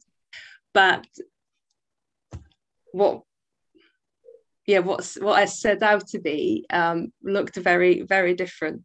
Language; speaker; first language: English; non-native, fluent; Czech